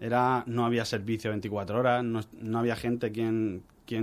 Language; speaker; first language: Spanish; native; Spanish